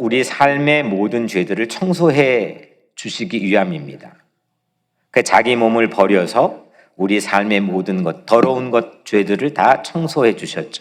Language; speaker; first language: Korean; native; Korean